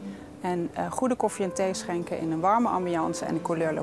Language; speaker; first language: Dutch; native; Dutch